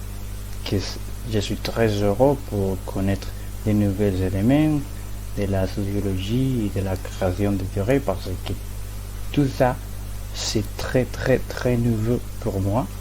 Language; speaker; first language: French; non-native, learner; Spanish